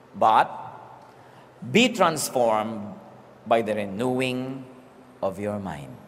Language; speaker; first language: English; non-native, local second language; Filipino